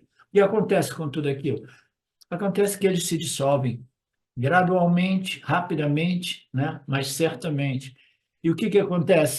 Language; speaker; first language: Portuguese; native; Portuguese